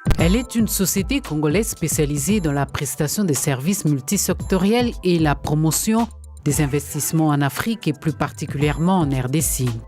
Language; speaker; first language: French; non-native, local second language; Lingala